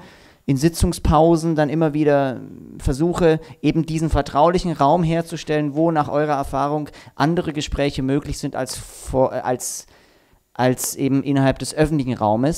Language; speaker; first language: German; native; German